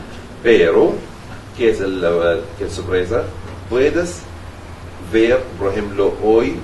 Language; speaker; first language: Spanish; non-native, learner; Arabic